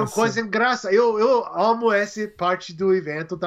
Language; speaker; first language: Portuguese; non-native, learner; English